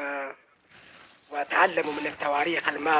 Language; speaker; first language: Arabic; non-native, fluent; Oromo